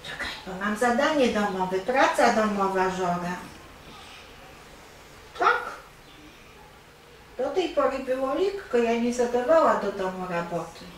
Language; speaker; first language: Polish; non-native, learner; Russian